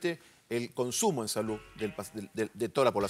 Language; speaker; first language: Spanish; native; Spanish